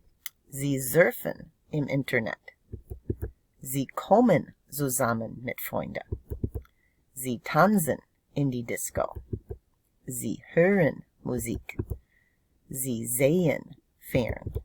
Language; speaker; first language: German; non-native, fluent; English